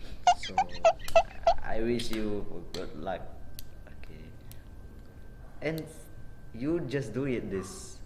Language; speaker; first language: English; non-native, learner; Malay